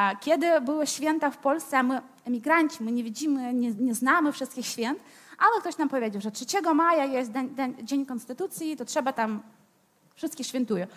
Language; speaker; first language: Polish; non-native, fluent; Ukrainian